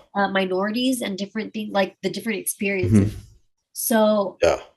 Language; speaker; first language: English; native; English